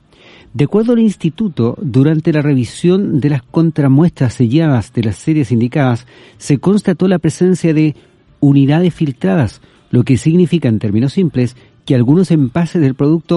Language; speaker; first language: Spanish; native; Spanish